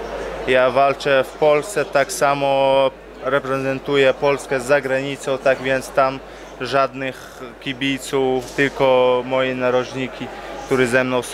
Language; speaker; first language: Polish; non-native, fluent; Chechen